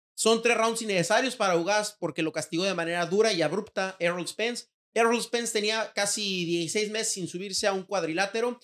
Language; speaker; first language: Spanish; native; Spanish